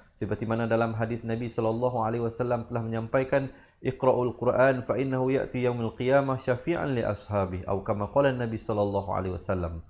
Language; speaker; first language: Malay; native; Malay